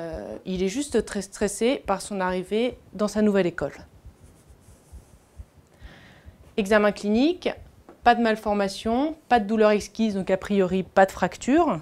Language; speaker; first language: French; native; French